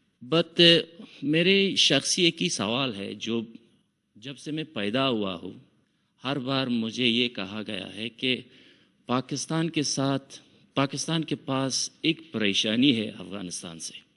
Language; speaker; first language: Hindi; non-native, fluent; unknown